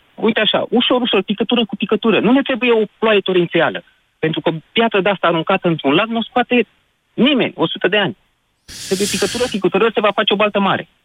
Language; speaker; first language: Romanian; native; Romanian